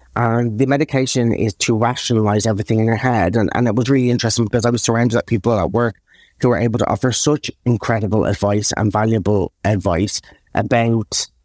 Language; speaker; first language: English; native; English